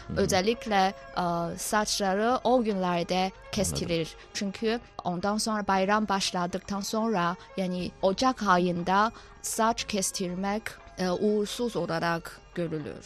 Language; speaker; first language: Turkish; non-native, fluent; Chinese